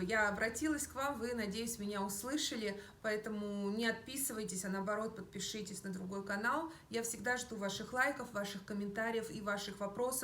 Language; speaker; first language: Russian; native; Russian